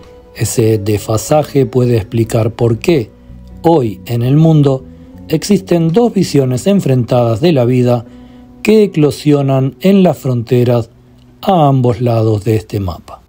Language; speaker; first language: Spanish; native; Spanish